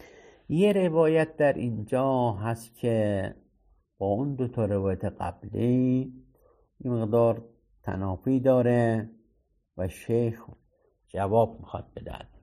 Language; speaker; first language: Persian; native; Persian